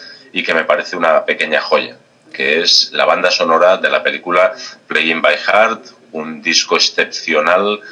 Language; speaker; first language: Spanish; native; Spanish